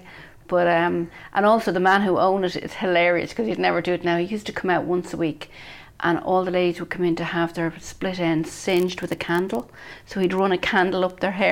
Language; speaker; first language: English; native; English